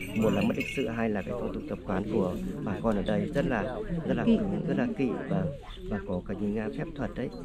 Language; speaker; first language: Vietnamese; non-native, local second language; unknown